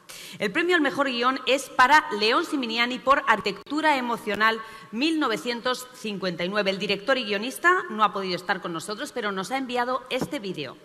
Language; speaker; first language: Spanish; native; Spanish